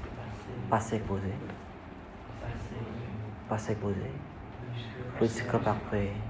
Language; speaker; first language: French; non-native, learner; Vietnamese